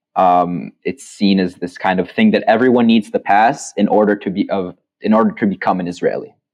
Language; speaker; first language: English; non-native, fluent; Hebrew